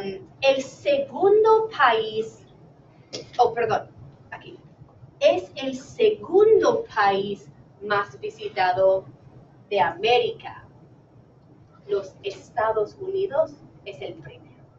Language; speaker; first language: Spanish; non-native, fluent; English